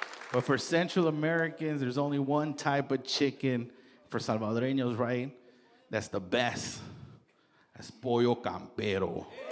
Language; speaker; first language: English; early bilingual, other home language; Spanish